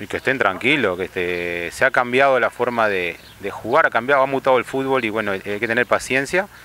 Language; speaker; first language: Spanish; native; Spanish